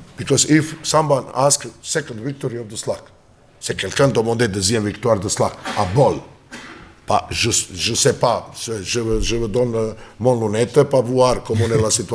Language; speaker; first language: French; non-native, learner; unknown